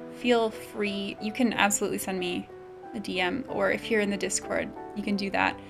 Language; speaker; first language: English; native; English